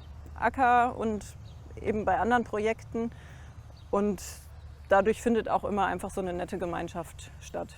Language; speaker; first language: German; native; German